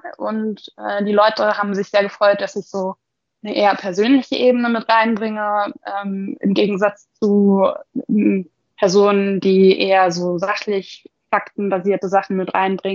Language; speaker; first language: German; native; German